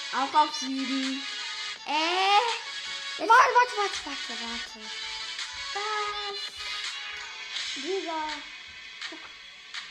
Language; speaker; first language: German; native; German